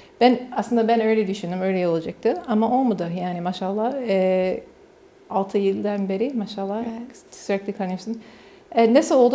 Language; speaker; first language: Turkish; non-native, learner; English